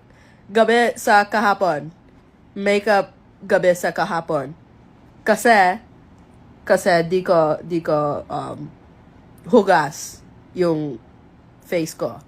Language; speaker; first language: Filipino; non-native, local second language; English